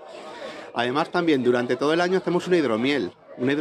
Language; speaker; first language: Spanish; native; Spanish